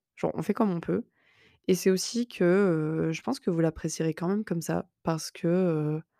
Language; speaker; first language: French; native; French